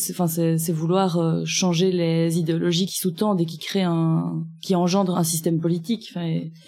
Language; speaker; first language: French; native; French